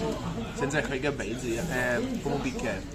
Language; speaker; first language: Chinese; non-native, fluent; Italian